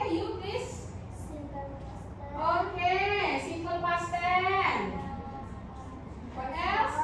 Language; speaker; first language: English; non-native, learner; Indonesian